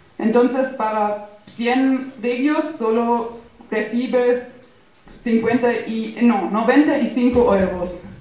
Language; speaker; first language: Spanish; non-native, fluent; German